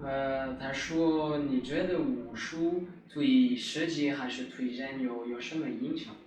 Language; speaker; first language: Chinese; non-native, learner; French